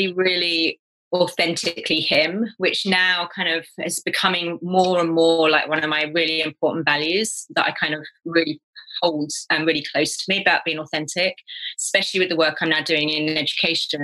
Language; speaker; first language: English; native; English